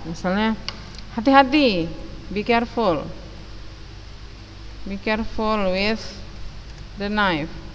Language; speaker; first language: English; non-native, fluent; Indonesian